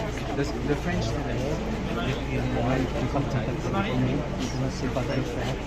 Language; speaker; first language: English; non-native, learner; Armenian